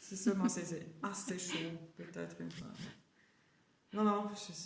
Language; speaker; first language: French; non-native, learner; German